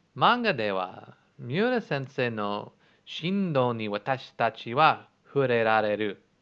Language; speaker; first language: Japanese; non-native, learner; English